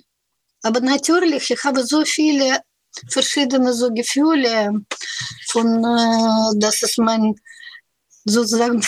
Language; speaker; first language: German; non-native, learner; Russian